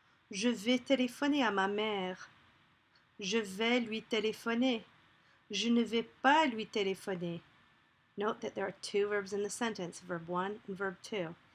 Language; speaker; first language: English; native; English